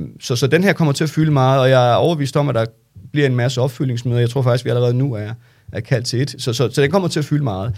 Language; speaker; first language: Danish; early bilingual, other home language; Turkish